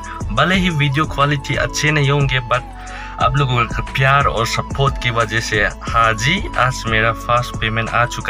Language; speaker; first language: Hindi; non-native, learner; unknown